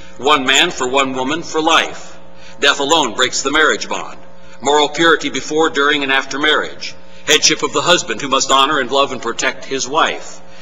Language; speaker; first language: English; native; English